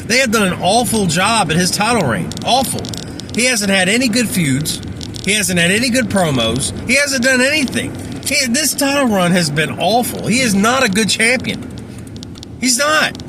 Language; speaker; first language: English; native; English